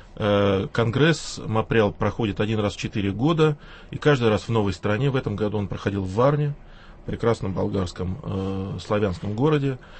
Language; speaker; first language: Russian; native; Russian